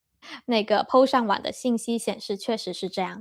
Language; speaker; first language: Chinese; native; Chinese